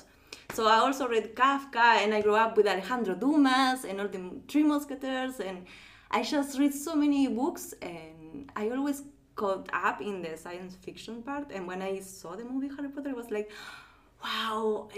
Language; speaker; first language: English; non-native, fluent; Spanish